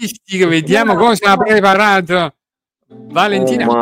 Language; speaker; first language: Italian; native; Italian